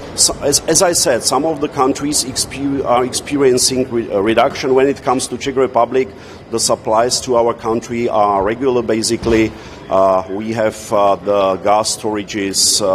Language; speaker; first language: English; non-native, fluent; Czech